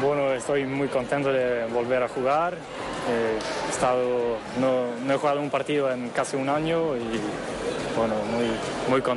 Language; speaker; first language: Spanish; non-native, fluent; Swedish